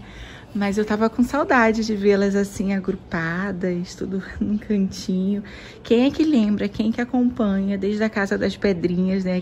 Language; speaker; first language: Portuguese; native; Portuguese